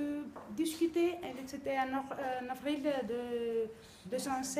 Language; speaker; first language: French; non-native, learner; Greek